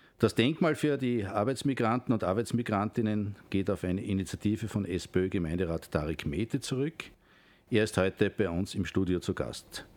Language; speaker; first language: German; native; German